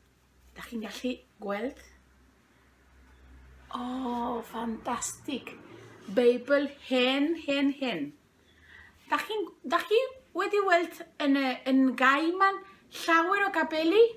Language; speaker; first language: Welsh; non-native, fluent; Spanish